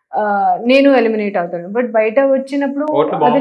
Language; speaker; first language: Telugu; non-native, learner; Hindi